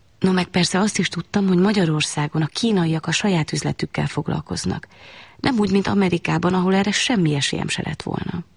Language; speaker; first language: Hungarian; non-native, fluent; Chinese